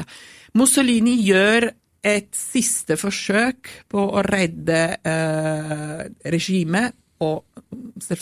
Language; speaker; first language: Norwegian; non-native, fluent; Italian